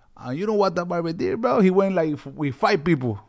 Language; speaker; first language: English; early bilingual, other home language; Spanish